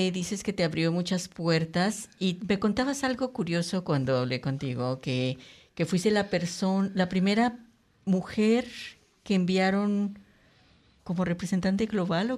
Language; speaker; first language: Spanish; native; Spanish